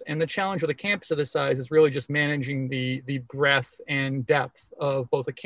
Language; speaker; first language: English; native; English